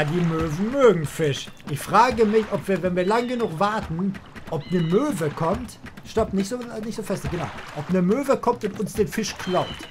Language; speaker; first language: German; native; German